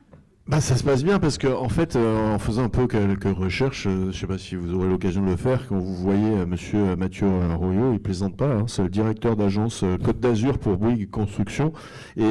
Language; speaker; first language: French; native; French